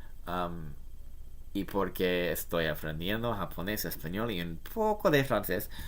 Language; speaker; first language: Spanish; non-native, learner; English